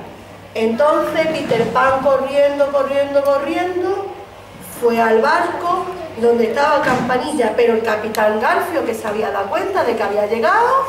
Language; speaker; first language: Spanish; native; Spanish